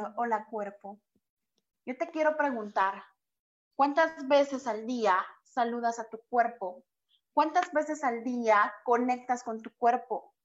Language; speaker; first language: Spanish; native; Spanish